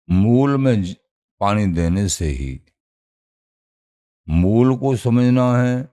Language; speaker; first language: Hindi; native; Hindi